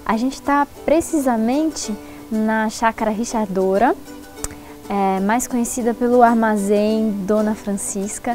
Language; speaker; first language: Portuguese; native; Portuguese